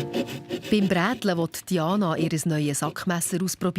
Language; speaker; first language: German; native; German